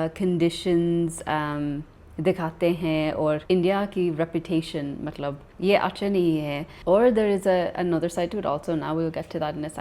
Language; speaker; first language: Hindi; non-native, learner; English